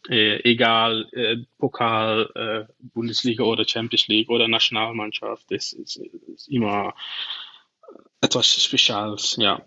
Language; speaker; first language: German; non-native, learner; Dutch